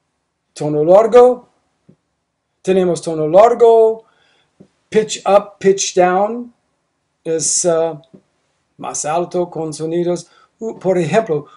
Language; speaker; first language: Spanish; non-native, learner; English